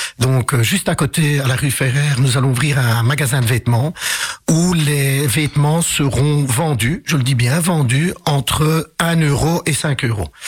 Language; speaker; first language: French; early bilingual, other home language; Arabic